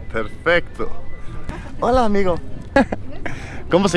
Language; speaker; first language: Spanish; non-native, learner; Danish